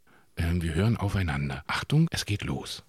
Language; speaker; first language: German; native; German